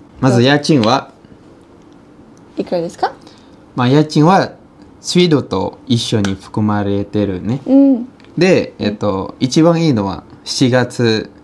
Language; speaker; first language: Japanese; non-native, fluent; Indonesian